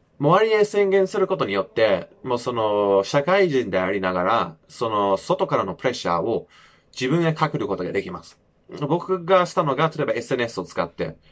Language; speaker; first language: Japanese; non-native, fluent; English